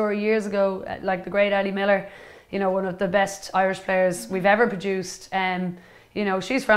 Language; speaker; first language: English; native; English